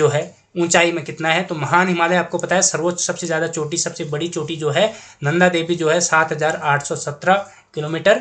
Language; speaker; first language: Hindi; native; Hindi